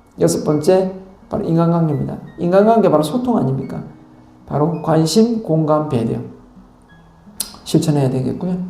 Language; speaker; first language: Korean; native; Korean